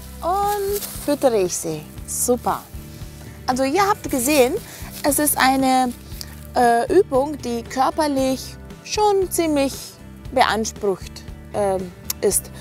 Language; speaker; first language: German; non-native, fluent; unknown